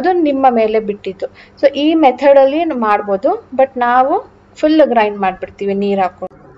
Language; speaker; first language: Kannada; native; Kannada